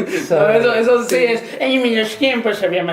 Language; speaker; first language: Spanish; native; Spanish